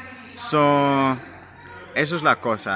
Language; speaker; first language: Spanish; non-native, learner; German